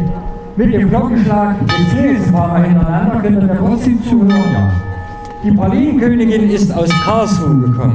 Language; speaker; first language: German; native; German